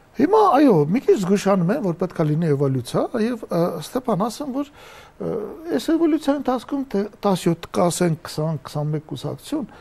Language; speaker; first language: Armenian; native; Armenian